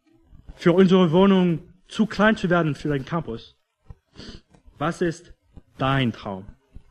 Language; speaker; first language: German; non-native, fluent; English